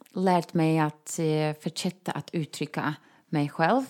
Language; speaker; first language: Swedish; non-native, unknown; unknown